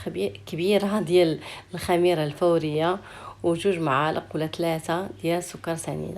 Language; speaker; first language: Arabic; native; Arabic